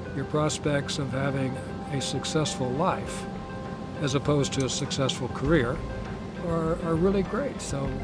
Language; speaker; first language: English; native; English